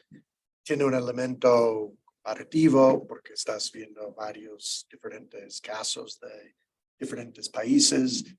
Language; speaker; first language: Spanish; non-native, fluent; English